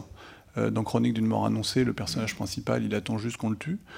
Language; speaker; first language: French; native; French